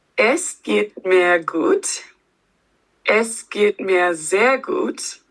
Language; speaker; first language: German; non-native, learner; English